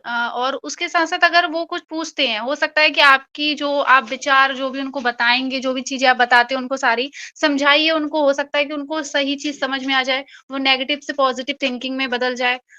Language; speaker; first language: Hindi; native; Hindi